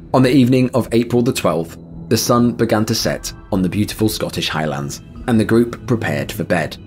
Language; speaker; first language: English; native; English